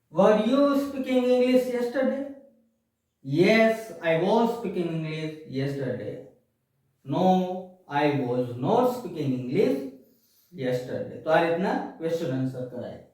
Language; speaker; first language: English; non-native, fluent; Gujarati